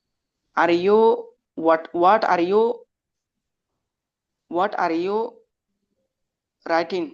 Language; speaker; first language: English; non-native, learner; Bangla